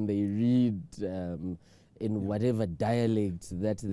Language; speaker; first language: English; non-native, local second language; Shona